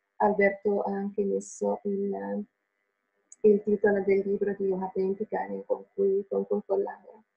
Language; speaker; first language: Italian; non-native, fluent; Finnish